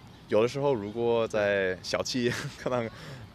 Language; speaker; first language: Chinese; early bilingual, heritage; English